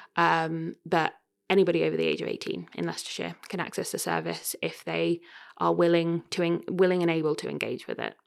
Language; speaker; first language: English; native; English